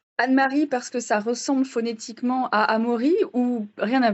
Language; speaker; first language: French; native; French